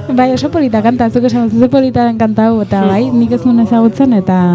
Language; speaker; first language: Basque; native; Basque